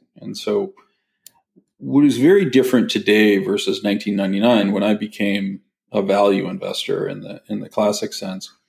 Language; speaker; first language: English; native; English